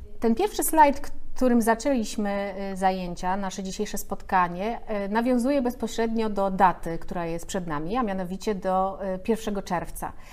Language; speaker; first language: Polish; native; Polish